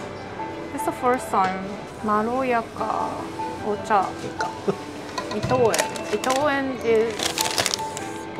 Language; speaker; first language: English; non-native, learner; Japanese